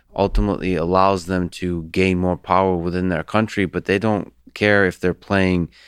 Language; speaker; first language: English; early bilingual, other home language; Russian